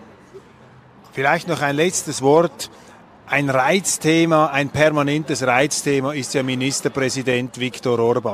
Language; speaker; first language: German; native; German